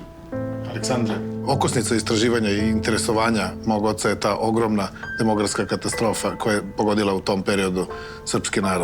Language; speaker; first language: Bosnian; native; Bosnian